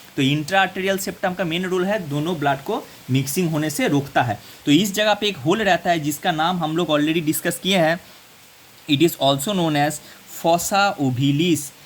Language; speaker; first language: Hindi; non-native, local second language; Bangla